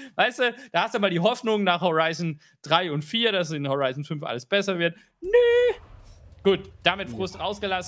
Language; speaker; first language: German; native; German